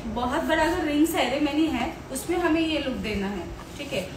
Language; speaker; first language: Hindi; non-native, local second language; Gujarati